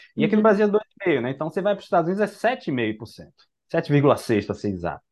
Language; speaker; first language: Portuguese; native; Portuguese